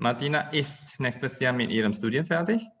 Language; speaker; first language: German; non-native, fluent; Indonesian